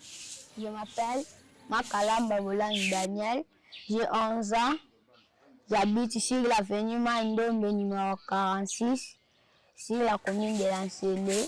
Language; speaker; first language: French; non-native, local second language; Lingala